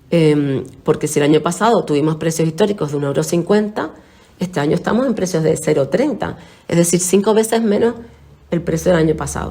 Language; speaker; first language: Spanish; native; Spanish